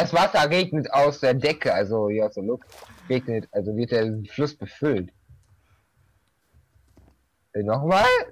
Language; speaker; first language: German; native; German